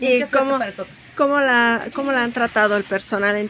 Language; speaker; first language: Spanish; native; Spanish